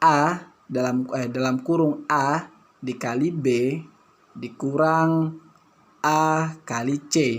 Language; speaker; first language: Indonesian; native; Indonesian